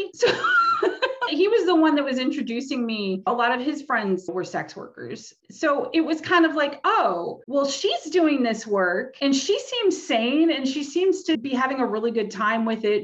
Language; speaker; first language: English; native; English